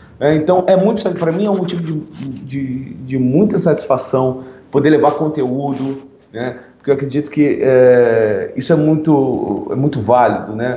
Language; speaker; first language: Portuguese; native; Portuguese